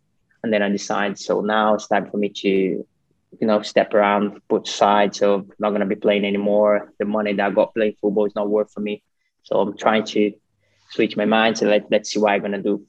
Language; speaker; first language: English; non-native, fluent; Portuguese